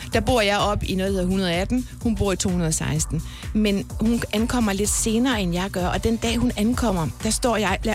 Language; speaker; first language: Danish; native; Danish